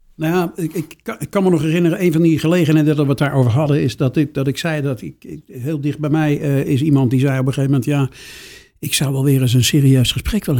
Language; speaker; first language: Dutch; native; Dutch